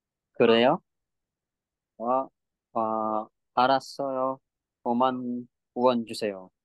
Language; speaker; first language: Korean; non-native, learner; Filipino